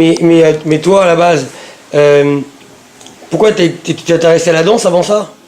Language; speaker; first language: French; native; French